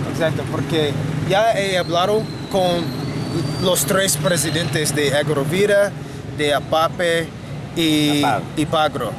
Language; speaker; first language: Spanish; non-native, fluent; English